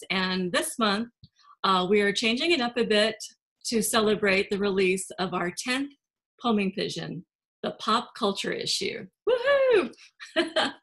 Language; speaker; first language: English; native; English